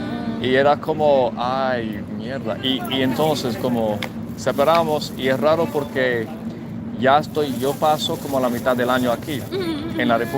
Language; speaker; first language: Spanish; non-native, fluent; English